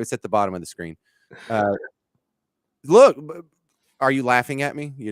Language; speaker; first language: English; native; English